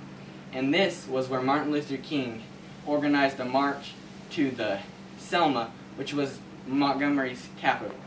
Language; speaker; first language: English; native; English